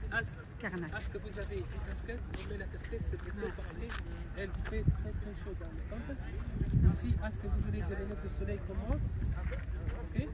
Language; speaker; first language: French; non-native, learner; Arabic